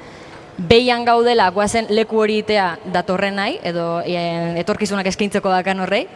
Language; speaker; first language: Basque; native; Basque